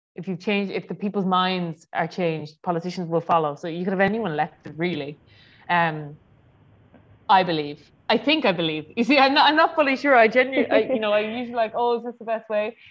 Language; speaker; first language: English; native; English